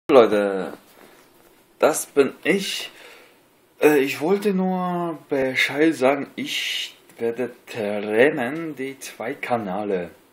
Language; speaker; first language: German; non-native, learner; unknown